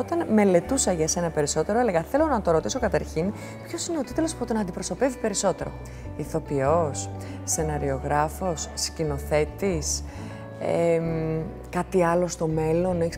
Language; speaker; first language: Greek; native; Greek